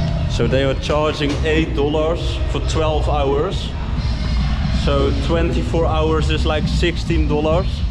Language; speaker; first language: English; non-native, fluent; Dutch